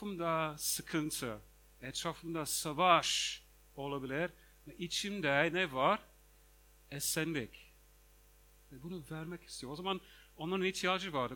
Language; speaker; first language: Turkish; non-native, fluent; English